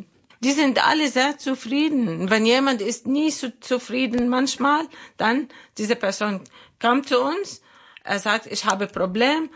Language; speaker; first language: German; non-native, learner; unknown